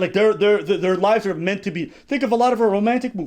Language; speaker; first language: English; native; English